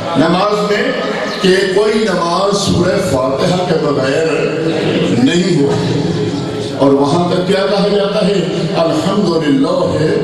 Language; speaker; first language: Urdu; non-native, local second language; Punjabi